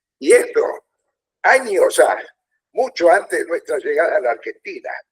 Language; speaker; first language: Spanish; early bilingual, other home language; German